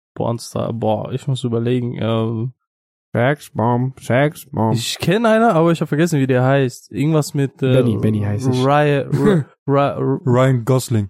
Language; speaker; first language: German; non-native, fluent; Italian